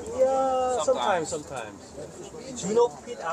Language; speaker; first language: English; non-native, local second language; Korean